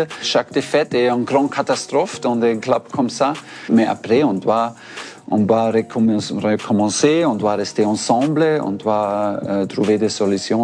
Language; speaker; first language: French; non-native, fluent; German